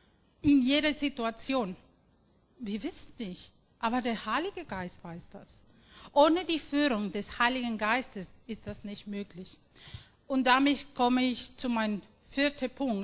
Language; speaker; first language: German; non-native, fluent; Spanish